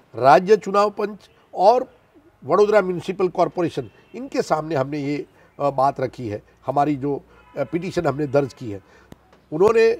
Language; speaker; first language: Hindi; non-native, local second language; Gujarati